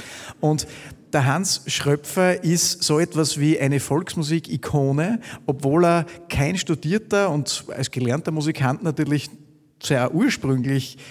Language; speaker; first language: German; native; German